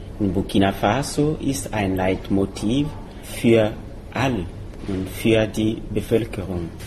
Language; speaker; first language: German; non-native, learner; Mossi